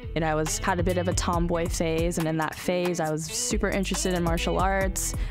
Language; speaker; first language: English; native; English